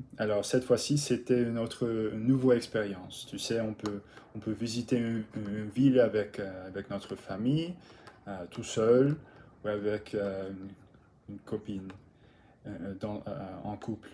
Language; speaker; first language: French; non-native, learner; English